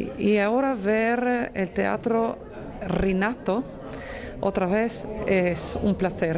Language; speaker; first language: Spanish; non-native, fluent; Italian